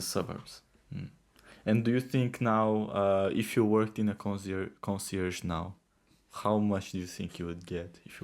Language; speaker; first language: English; non-native, fluent; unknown